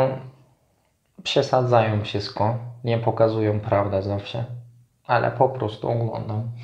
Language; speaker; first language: Polish; non-native, fluent; Turkish